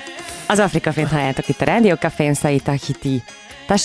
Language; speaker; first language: Hungarian; native; Hungarian